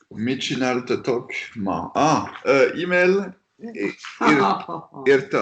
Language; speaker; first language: Hungarian; non-native, learner; French